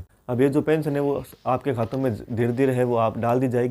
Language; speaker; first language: Hindi; non-native, local second language; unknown